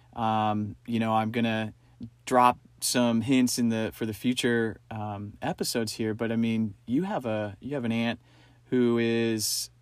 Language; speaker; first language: English; native; English